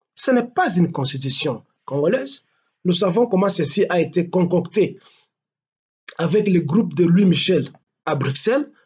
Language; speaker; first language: French; non-native, local second language; Swahili